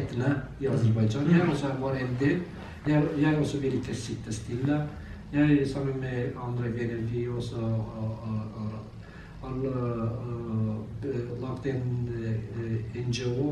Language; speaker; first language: Norwegian; non-native, learner; Azerbaijani